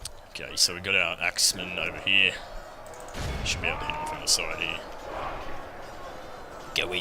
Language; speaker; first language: English; native; English